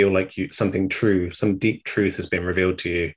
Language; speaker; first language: English; native; English